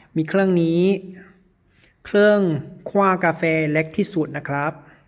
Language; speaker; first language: Thai; non-native, learner; Chinese